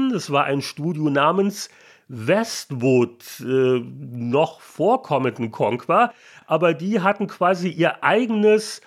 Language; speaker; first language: German; native; German